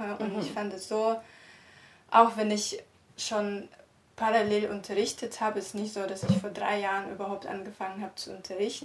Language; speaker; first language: German; non-native, fluent; Russian